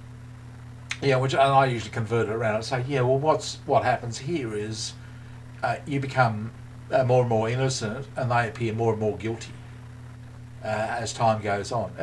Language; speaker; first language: English; native; English